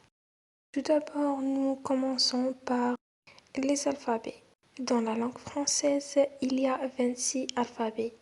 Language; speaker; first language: French; non-native, local second language; Arabic